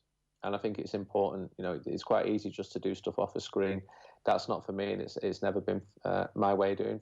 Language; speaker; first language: English; native; English